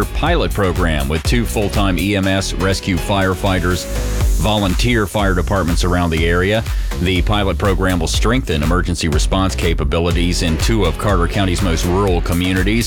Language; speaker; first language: English; native; English